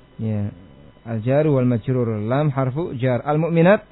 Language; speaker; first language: Arabic; non-native, fluent; Indonesian